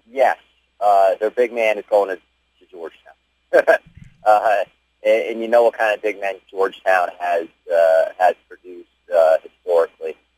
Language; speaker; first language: English; native; English